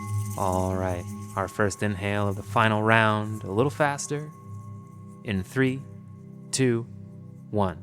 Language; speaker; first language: English; native; English